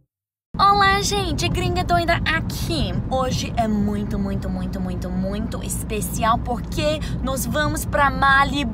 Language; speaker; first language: Portuguese; non-native, learner; English